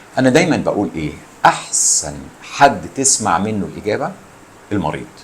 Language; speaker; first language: Arabic; native; Arabic